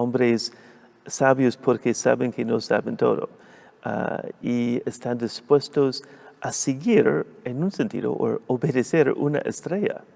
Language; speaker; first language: Spanish; non-native, fluent; English